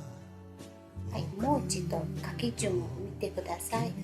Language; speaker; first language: Japanese; non-native, fluent; Mongolian